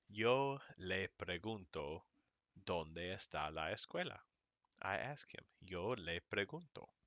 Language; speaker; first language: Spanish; non-native, fluent; English